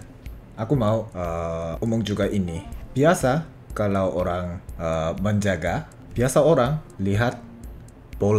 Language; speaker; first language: Indonesian; non-native, fluent; Korean